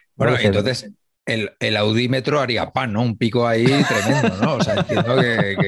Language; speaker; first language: Spanish; native; Spanish